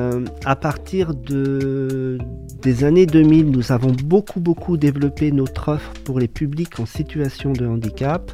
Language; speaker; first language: French; native; French